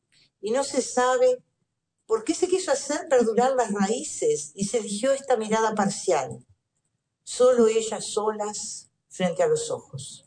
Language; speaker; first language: Spanish; native; Spanish